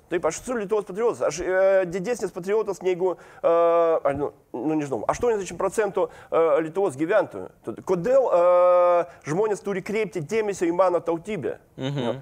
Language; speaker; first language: Lithuanian; non-native, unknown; Russian